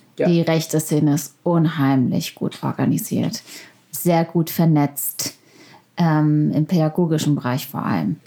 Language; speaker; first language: German; early bilingual, other home language; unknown